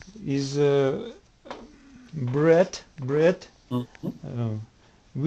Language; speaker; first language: English; non-native, learner; Russian